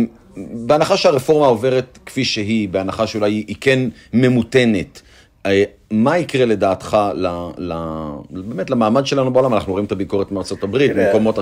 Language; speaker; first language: Hebrew; native; Hebrew